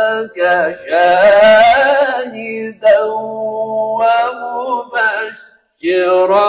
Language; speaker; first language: Arabic; native; Arabic